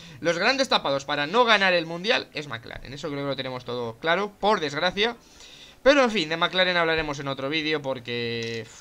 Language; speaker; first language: Spanish; native; Spanish